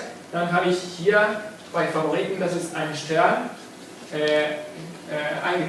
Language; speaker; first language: German; non-native, fluent; Spanish